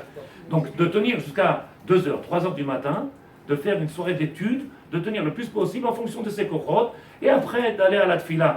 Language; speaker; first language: French; native; French